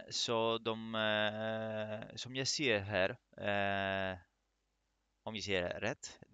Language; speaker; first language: Swedish; non-native, fluent; Greek